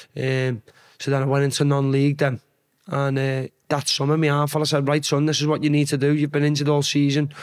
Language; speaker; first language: English; native; English